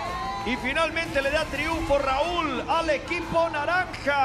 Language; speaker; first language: Spanish; native; Spanish